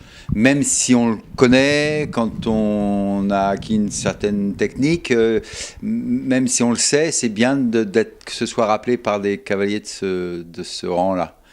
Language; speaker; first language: French; native; French